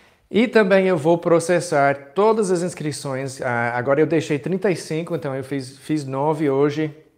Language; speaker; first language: Portuguese; non-native, fluent; English